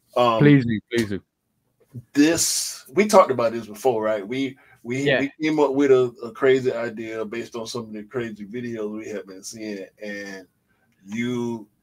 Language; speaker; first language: English; native; English